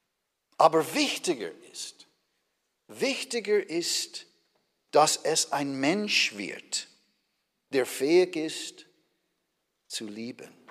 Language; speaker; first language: German; non-native, fluent; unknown